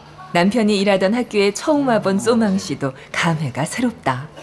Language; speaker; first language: Korean; native; Korean